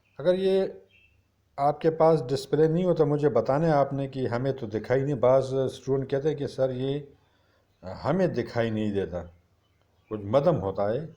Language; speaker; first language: Urdu; non-native, local second language; Pashto